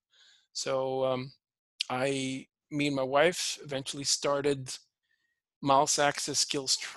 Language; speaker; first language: English; non-native, fluent; Swedish